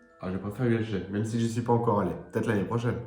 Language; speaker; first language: French; native; French